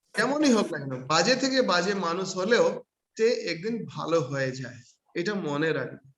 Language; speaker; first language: Bangla; non-native, local second language; Hindi